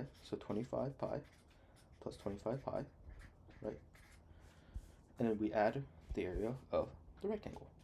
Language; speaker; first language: English; native; English